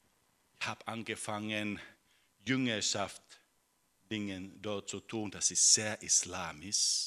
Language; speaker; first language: German; non-native, fluent; Finnish